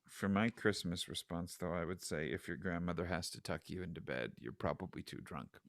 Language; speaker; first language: English; native; English